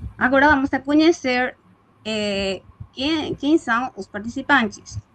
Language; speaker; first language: Portuguese; non-native, fluent; Spanish